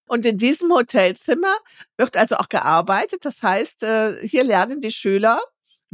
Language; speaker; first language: German; native; German